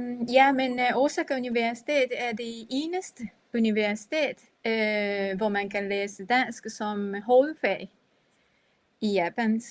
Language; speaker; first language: Danish; non-native, fluent; Japanese